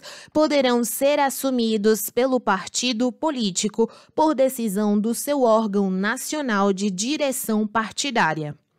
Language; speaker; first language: Portuguese; native; Portuguese